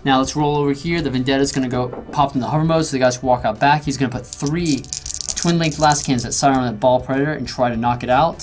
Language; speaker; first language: English; native; English